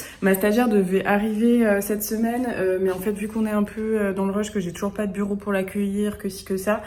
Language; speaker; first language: French; native; French